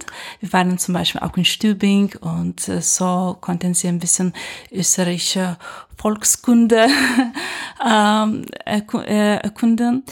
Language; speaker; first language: German; non-native, fluent; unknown